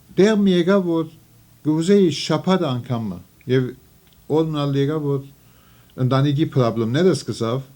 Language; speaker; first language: Armenian; early bilingual, heritage; Armenian